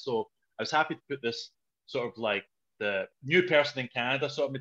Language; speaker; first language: English; native; English